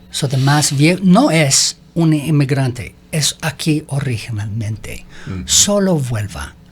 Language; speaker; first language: Spanish; non-native, learner; English